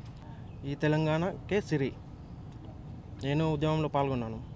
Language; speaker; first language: Telugu; native; Telugu